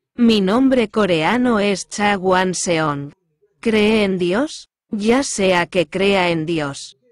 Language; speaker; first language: Spanish; non-native, fluent; Korean